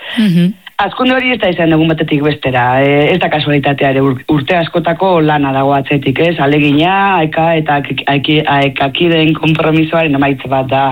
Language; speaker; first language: Basque; non-native, local second language; Spanish